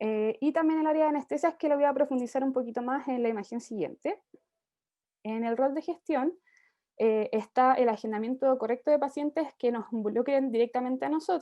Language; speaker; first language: Spanish; native; Spanish